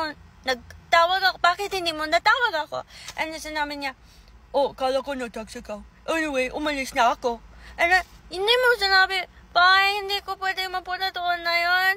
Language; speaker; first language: Filipino; early bilingual, heritage; English